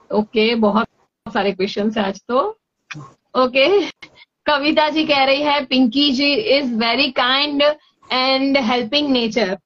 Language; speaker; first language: Hindi; non-native, local second language; Gujarati